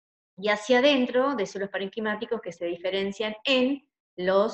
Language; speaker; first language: Spanish; native; Spanish